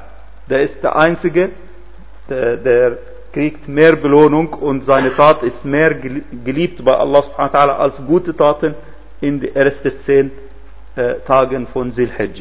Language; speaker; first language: German; non-native, fluent; Arabic